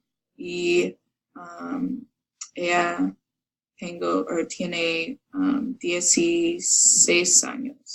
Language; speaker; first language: Spanish; non-native, learner; English